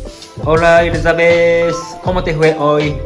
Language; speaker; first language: Spanish; non-native, learner; Japanese